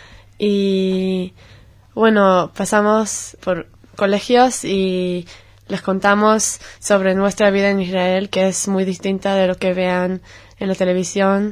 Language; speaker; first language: Spanish; non-native, learner; Hebrew